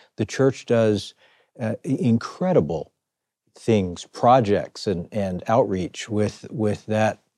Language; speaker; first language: English; native; English